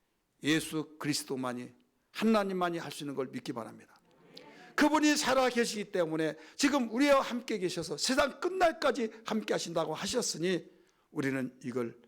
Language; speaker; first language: Korean; native; Korean